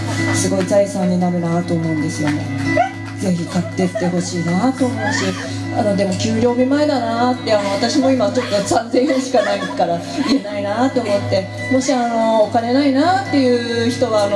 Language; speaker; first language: Japanese; native; Japanese